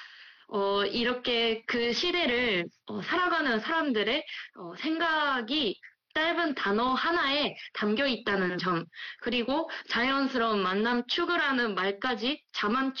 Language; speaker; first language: Korean; non-native, fluent; Japanese